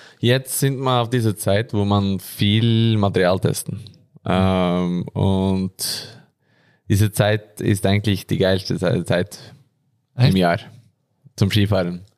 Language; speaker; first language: German; non-native, learner; Norwegian